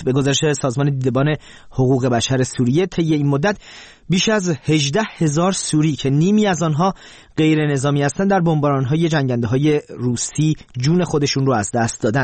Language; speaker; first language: Persian; native; Persian